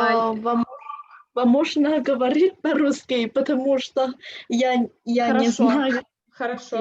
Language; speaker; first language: Russian; non-native, learner; Vietnamese